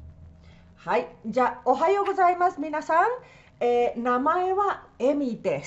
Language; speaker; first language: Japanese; early bilingual, heritage; Spanish